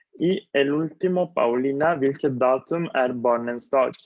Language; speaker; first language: Swedish; non-native, fluent; Spanish